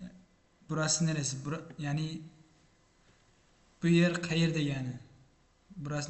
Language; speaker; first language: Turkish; non-native, fluent; Uzbek